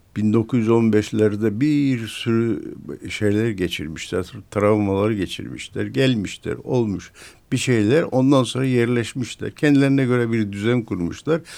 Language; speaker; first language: Turkish; native; Turkish